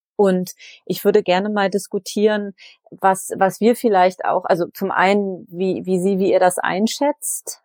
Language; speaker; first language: German; native; German